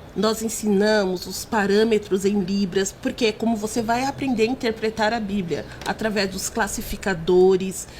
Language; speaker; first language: Portuguese; native; Portuguese